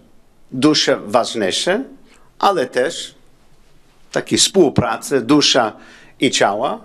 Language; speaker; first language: Polish; non-native, learner; English